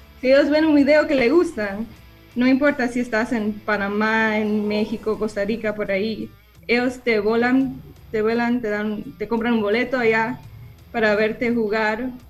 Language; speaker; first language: Spanish; early bilingual, heritage; English